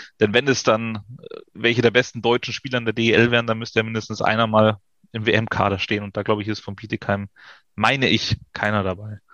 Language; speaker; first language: German; native; German